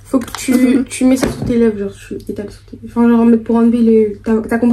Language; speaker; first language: French; native; French